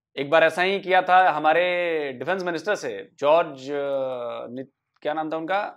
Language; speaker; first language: Hindi; native; Hindi